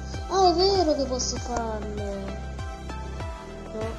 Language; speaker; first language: Italian; early bilingual, other home language; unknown